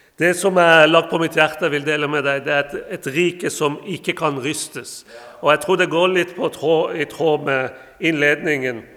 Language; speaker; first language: Norwegian; non-native, fluent; Persian